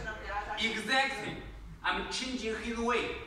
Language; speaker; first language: English; non-native, learner; Chinese